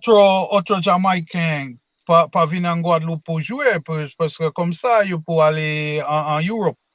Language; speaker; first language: French; non-native, learner; English